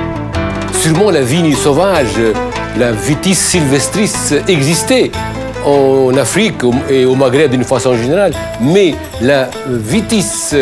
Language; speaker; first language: French; non-native, local second language; Arabic